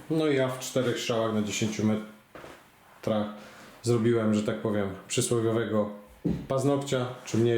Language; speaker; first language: Polish; native; Polish